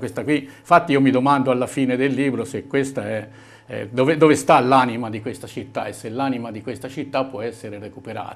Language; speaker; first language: Italian; native; Italian